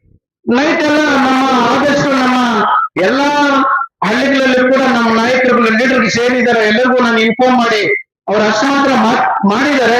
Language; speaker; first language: Kannada; native; Kannada